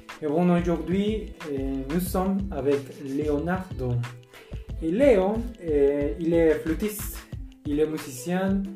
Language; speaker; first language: French; non-native, learner; Spanish